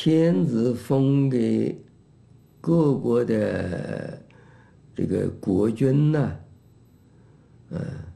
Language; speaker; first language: Chinese; native; Chinese